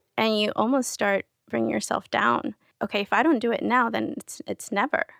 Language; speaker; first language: English; early bilingual, other home language; Spanish